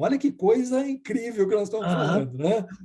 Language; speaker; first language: Portuguese; native; Portuguese